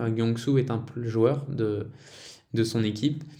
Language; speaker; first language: French; native; French